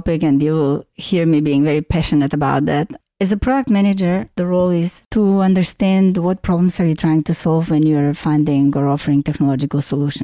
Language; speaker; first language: English; non-native, fluent; Macedonian